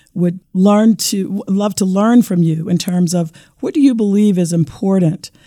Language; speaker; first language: English; native; English